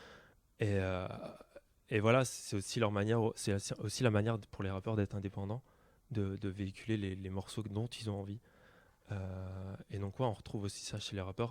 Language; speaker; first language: French; native; French